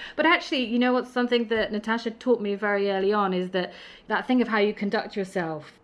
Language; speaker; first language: English; native; English